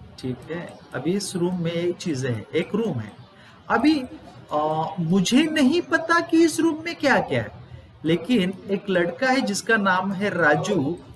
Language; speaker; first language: Hindi; non-native, local second language; Gujarati